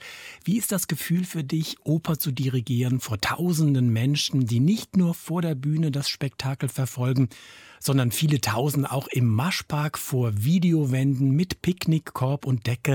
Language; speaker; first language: German; native; German